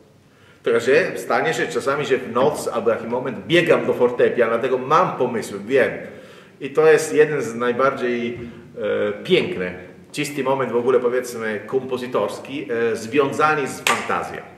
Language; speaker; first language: Polish; non-native, learner; Italian